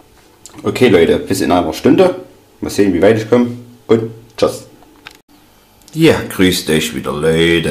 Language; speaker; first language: German; native; German